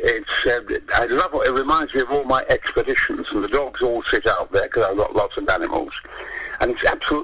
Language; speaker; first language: English; native; English